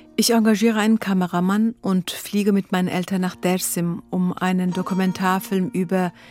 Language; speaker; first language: German; early bilingual, other home language; Kurdish